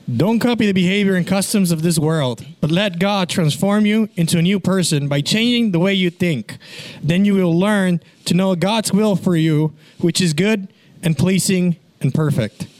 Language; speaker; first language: English; non-native, local second language; Spanish